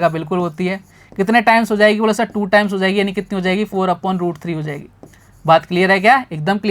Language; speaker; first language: Hindi; native; Hindi